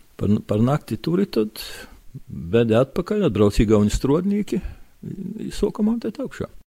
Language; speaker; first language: Latvian; native; Latvian